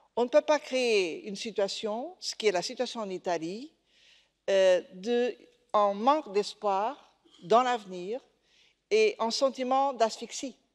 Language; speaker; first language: French; non-native, fluent; Portuguese